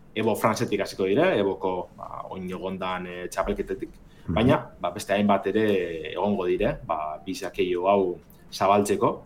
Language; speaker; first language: Basque; native; Basque